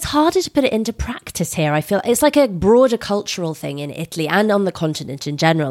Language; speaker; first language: English; native; English